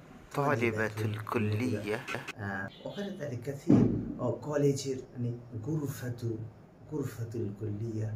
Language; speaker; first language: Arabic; non-native, fluent; Bangla